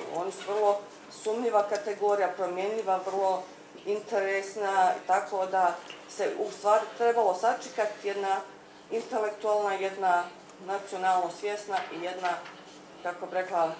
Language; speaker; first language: Bosnian; native; Bosnian